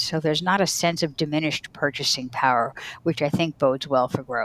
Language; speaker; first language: English; native; English